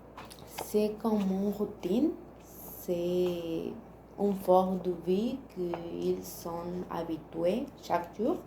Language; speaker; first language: French; non-native, learner; Spanish